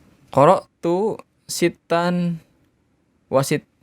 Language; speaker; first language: Arabic; non-native, learner; Indonesian